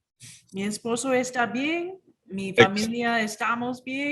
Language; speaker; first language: Spanish; non-native, learner; English